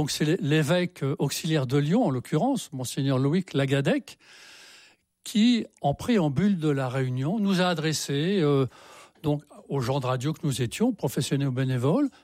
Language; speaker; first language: French; native; French